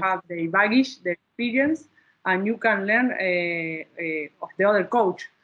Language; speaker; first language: English; non-native, learner; Spanish